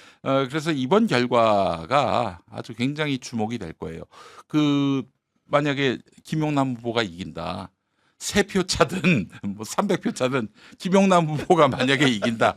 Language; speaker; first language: Korean; native; Korean